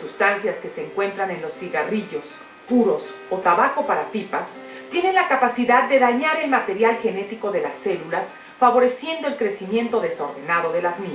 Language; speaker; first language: Spanish; native; Spanish